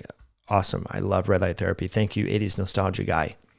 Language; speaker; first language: English; native; English